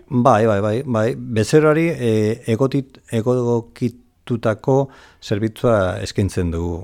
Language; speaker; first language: Basque; non-native, local second language; Spanish